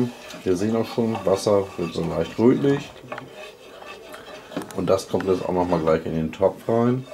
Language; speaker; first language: German; native; German